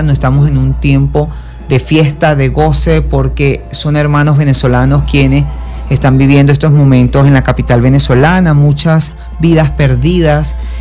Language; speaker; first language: Spanish; native; Spanish